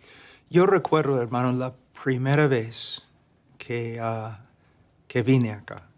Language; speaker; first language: Spanish; non-native, fluent; English